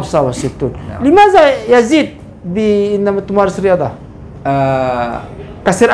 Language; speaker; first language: Arabic; non-native, fluent; Indonesian